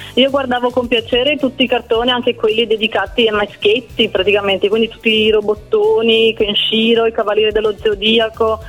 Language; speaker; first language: Italian; native; Italian